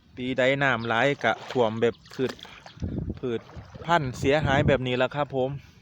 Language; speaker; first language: Thai; native; Thai